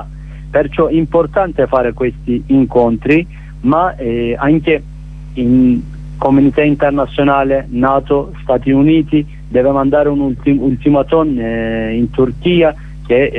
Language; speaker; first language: Italian; non-native, learner; Kurdish